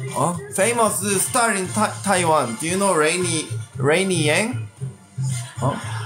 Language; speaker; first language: English; non-native, local second language; Korean